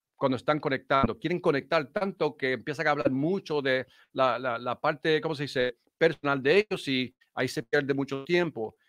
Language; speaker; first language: Spanish; early bilingual, heritage; Spanish